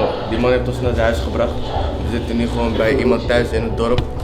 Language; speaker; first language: Dutch; native; Dutch